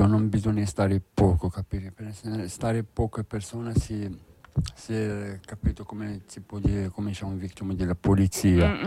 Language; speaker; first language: Italian; non-native, learner; Arabic